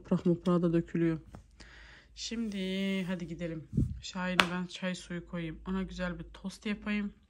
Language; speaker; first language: Turkish; early bilingual, heritage; Turkish